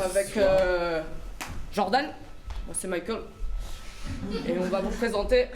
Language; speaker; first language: French; native; French